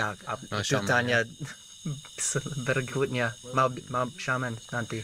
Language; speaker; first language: Indonesian; non-native, learner; English